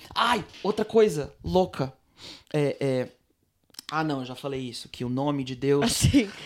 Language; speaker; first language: Portuguese; native; Portuguese